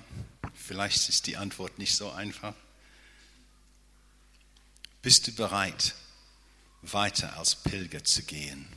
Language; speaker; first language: German; non-native, fluent; English